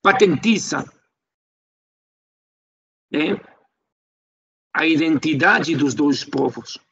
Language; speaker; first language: Portuguese; non-native, fluent; Spanish